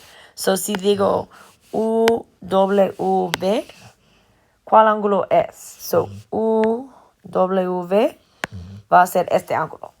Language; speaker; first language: Spanish; non-native, fluent; English